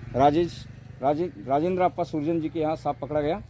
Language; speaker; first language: Hindi; non-native, local second language; Marathi